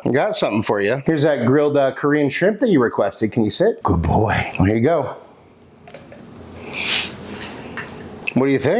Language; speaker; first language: English; native; English